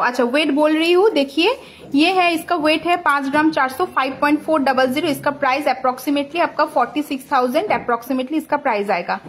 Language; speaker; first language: Hindi; non-native, local second language; Bangla